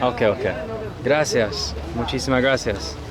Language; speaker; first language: Spanish; non-native, learner; English